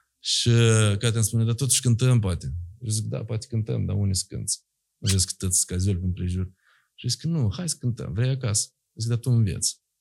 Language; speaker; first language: Romanian; native; Romanian